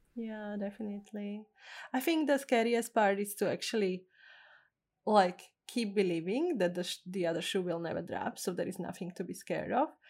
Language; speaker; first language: English; non-native, fluent; Czech